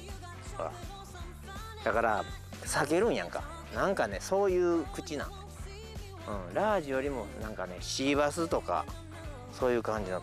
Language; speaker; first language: Japanese; native; Japanese